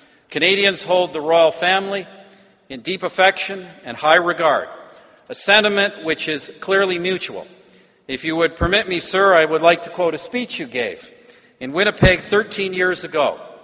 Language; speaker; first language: English; native; English